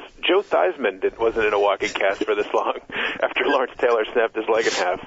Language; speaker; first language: English; native; English